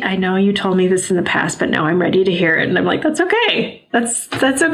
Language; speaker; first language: English; native; English